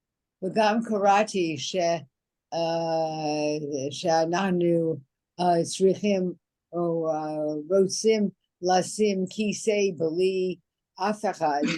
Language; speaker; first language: Hebrew; non-native, learner; English